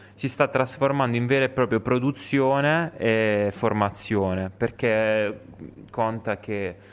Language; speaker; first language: Italian; native; Italian